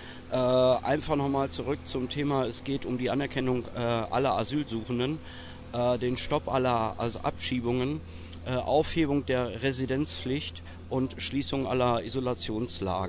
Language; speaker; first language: German; native; German